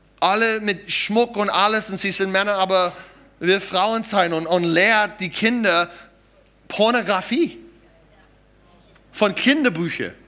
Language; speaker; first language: German; non-native, fluent; English